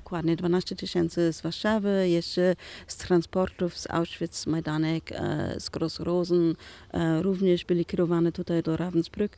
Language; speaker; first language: Polish; non-native, learner; German